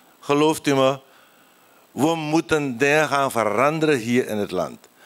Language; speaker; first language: Dutch; native; Dutch